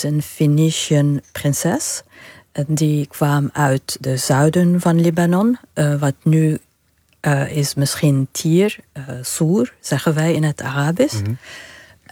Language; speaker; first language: Dutch; non-native, fluent; Arabic